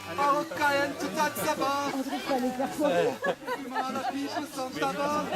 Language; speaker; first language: French; native; French